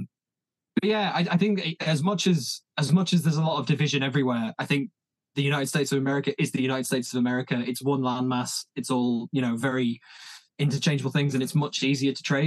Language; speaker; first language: English; native; English